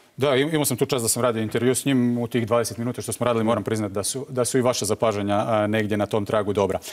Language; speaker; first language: Croatian; native; Croatian